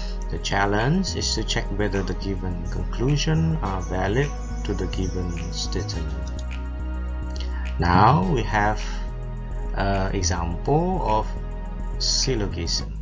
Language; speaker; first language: English; non-native, fluent; Indonesian